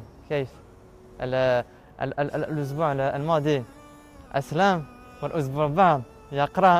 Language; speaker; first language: Arabic; non-native, learner; French